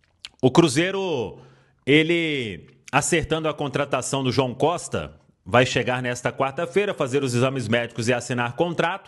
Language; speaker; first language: Portuguese; native; Portuguese